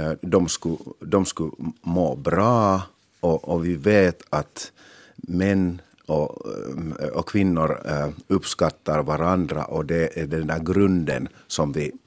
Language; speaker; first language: Swedish; non-native, local second language; Finnish